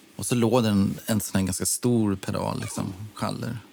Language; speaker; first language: Swedish; native; Swedish